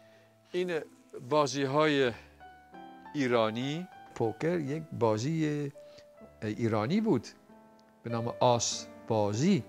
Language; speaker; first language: Persian; non-native, fluent; Dutch